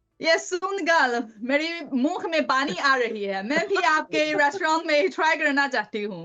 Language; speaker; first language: Hindi; non-native, learner; Chinese